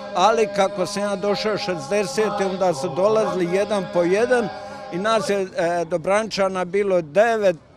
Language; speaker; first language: Croatian; native; Croatian